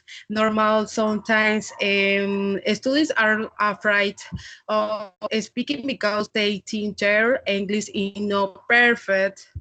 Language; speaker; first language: English; non-native, learner; Spanish